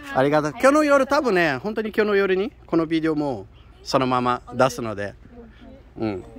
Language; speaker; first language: Japanese; non-native, fluent; Portuguese